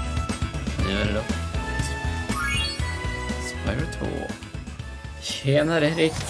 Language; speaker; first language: Swedish; native; Swedish